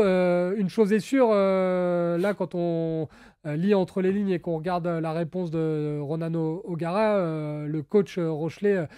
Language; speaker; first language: French; native; French